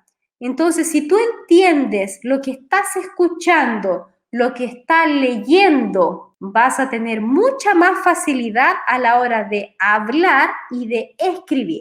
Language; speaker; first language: Spanish; non-native, fluent; Portuguese